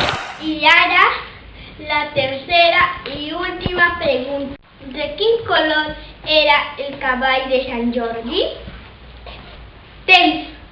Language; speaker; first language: Catalan; non-native, learner; Spanish